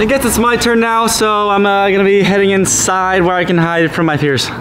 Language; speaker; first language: English; native; English